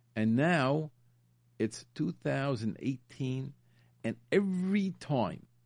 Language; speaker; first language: English; native; English